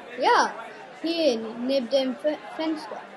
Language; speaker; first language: German; non-native, learner; English